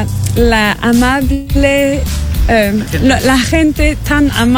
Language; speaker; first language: Spanish; non-native, learner; French